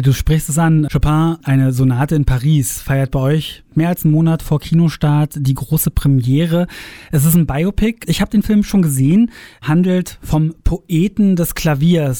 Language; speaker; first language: German; native; German